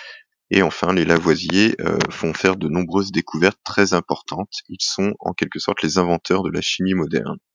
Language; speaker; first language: French; native; French